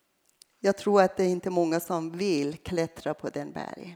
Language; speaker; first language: Swedish; non-native, fluent; Persian